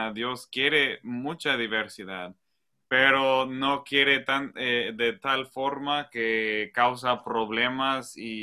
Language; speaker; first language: Spanish; non-native, fluent; English